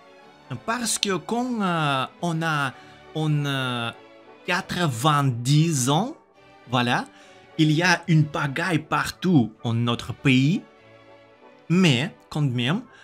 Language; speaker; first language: French; non-native, learner; Russian